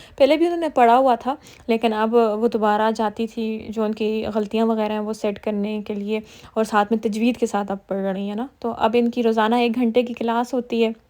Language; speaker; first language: Urdu; native; Urdu